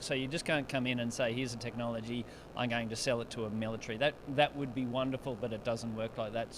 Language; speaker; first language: English; native; English